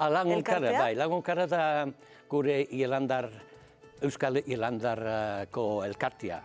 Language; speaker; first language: Basque; non-native, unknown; English